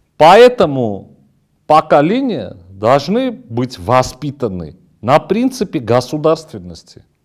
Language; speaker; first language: Russian; non-native, local second language; Armenian